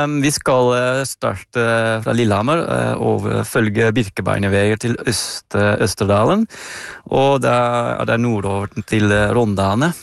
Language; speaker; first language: Norwegian; non-native, fluent; Dutch